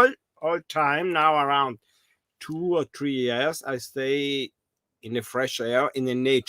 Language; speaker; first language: English; non-native, learner; German